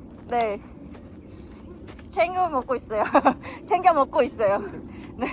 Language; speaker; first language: Korean; non-native, learner; Khmer